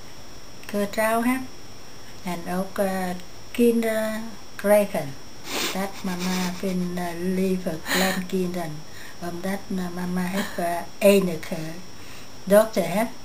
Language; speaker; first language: Dutch; non-native, learner; Vietnamese